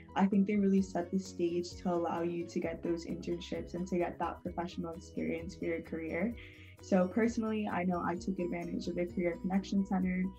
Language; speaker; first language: English; non-native, fluent; Spanish